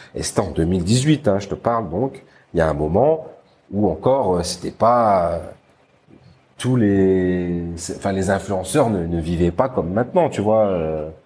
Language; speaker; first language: French; native; French